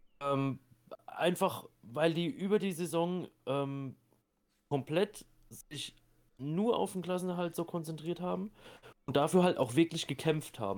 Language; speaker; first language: German; native; German